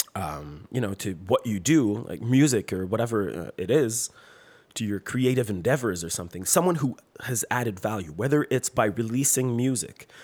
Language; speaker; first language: English; non-native, fluent; French